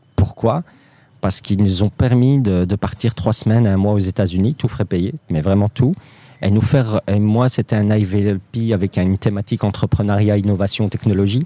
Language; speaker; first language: French; early bilingual, other home language; Riffian